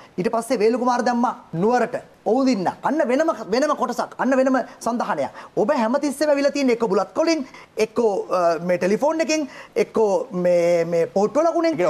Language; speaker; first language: Sinhala; native; Sinhala